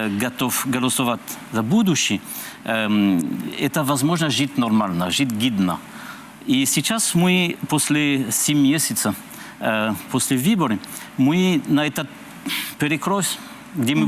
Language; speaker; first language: Russian; non-native, learner; French